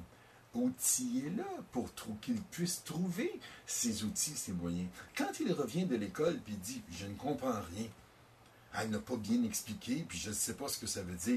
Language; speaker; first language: French; native; French